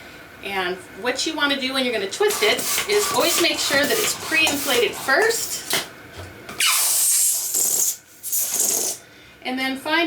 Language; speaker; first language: English; native; English